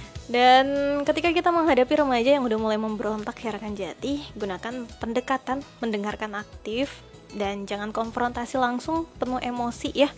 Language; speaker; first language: Indonesian; native; Indonesian